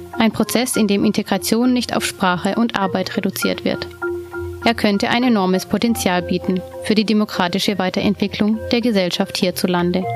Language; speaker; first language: German; native; German